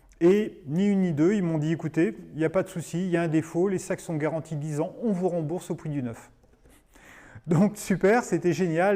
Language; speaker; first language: French; native; French